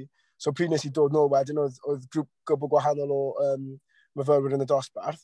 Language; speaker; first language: Welsh; non-native, local second language; English